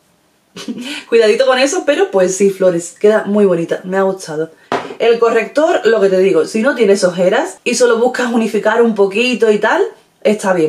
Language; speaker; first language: Spanish; native; Spanish